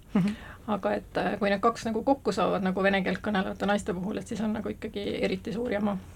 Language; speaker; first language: Estonian; native; Estonian